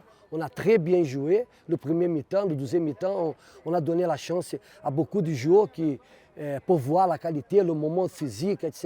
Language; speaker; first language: French; non-native, fluent; Portuguese